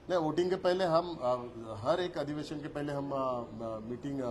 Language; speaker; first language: Hindi; non-native, local second language; Marathi